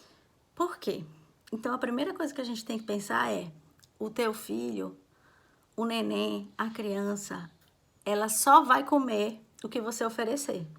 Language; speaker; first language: Portuguese; native; Portuguese